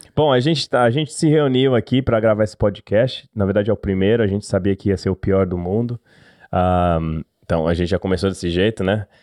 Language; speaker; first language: Portuguese; native; Portuguese